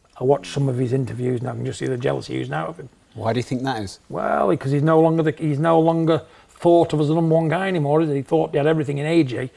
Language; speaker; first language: English; native; English